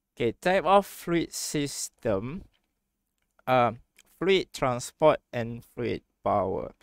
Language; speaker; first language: English; non-native, local second language; Malay